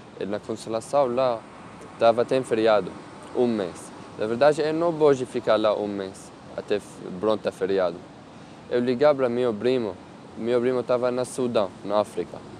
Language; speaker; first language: Portuguese; non-native, learner; Arabic